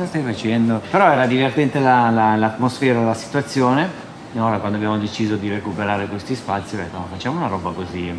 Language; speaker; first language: Italian; native; Italian